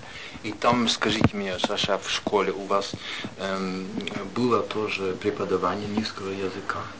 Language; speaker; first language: Russian; non-native, fluent; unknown